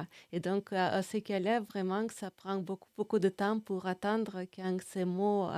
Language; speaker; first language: French; non-native, fluent; Russian